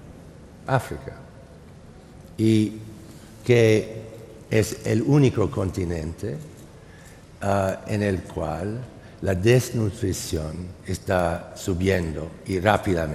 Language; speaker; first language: Spanish; non-native, fluent; English